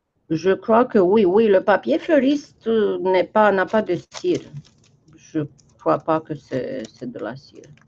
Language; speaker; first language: French; early bilingual, heritage; French